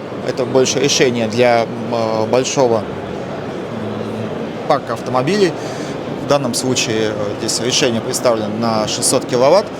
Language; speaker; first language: Russian; native; Russian